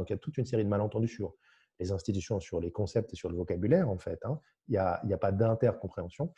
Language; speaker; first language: French; native; French